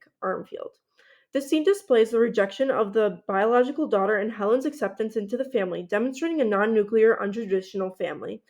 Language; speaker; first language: English; native; English